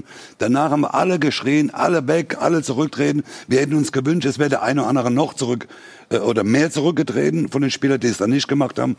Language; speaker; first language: German; native; German